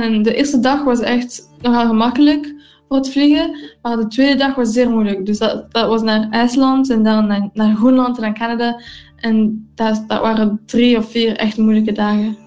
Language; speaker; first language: Dutch; non-native, local second language; English